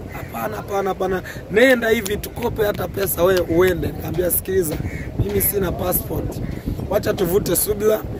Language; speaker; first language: Swahili; native; Swahili